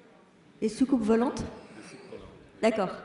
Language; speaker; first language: French; native; French